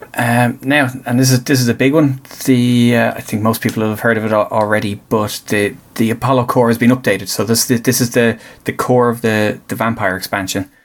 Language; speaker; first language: English; native; English